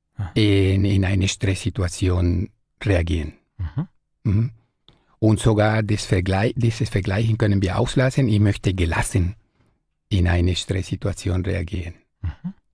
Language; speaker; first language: German; non-native, fluent; Spanish